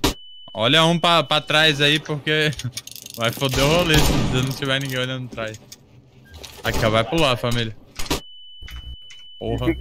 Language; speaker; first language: Portuguese; native; Portuguese